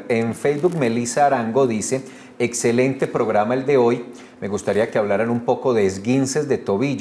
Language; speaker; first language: Spanish; native; Spanish